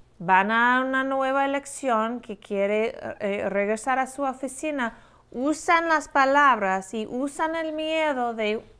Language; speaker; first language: Spanish; non-native, fluent; English